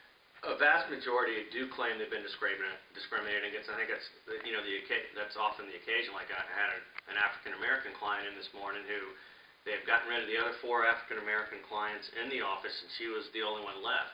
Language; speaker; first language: English; native; English